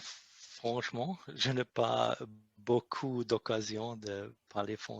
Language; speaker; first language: French; non-native, learner; German